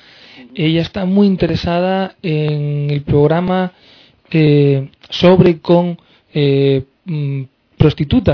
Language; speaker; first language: Spanish; native; Spanish